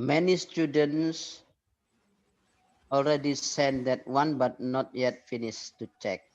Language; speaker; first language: English; non-native, fluent; Indonesian